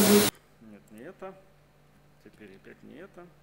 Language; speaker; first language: Russian; native; Russian